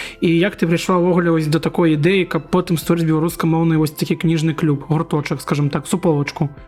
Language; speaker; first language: Belarusian; non-native, local second language; Russian